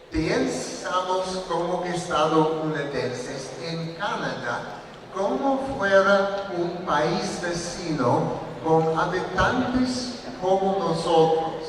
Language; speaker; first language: Spanish; non-native, learner; English